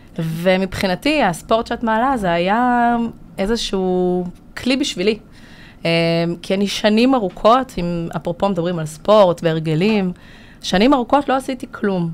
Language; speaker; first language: Hebrew; early bilingual, other home language; Russian